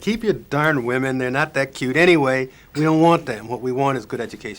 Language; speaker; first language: English; native; English